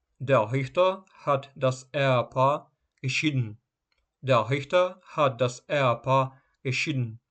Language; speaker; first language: German; non-native, fluent; Ukrainian